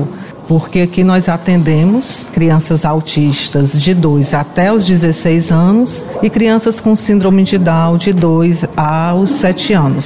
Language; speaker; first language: Portuguese; native; Portuguese